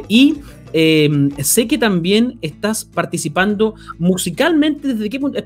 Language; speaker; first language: Spanish; native; Spanish